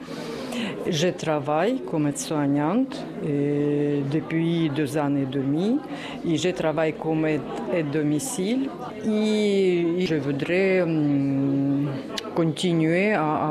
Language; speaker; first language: French; non-native, learner; Russian